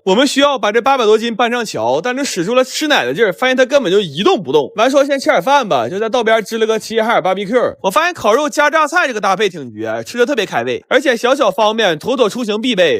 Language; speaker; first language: Chinese; native; Chinese